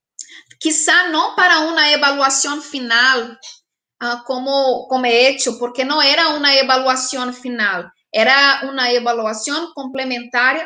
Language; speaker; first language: Spanish; non-native, fluent; Portuguese